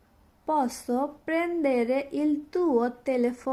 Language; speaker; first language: Italian; non-native, fluent; Bangla